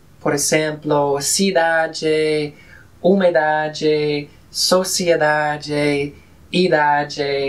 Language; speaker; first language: Portuguese; non-native, fluent; Spanish